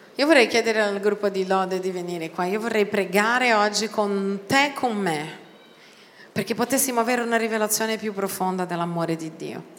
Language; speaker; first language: Italian; non-native, fluent; Portuguese